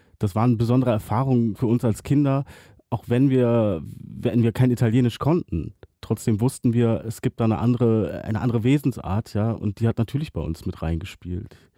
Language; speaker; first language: German; native; German